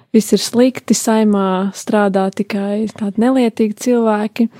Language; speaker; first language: Latvian; native; Latvian